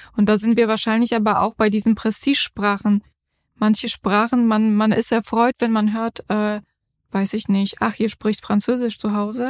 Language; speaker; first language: German; non-native, fluent; Polish